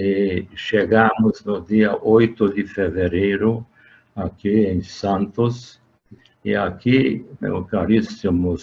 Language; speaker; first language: Portuguese; non-native, fluent; Hungarian